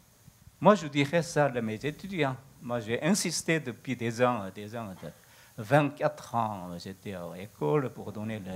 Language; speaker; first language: French; non-native, learner; Korean